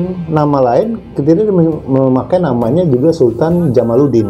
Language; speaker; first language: Indonesian; native; Indonesian